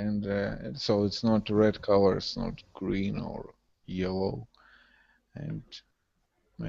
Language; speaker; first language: English; non-native, learner; Russian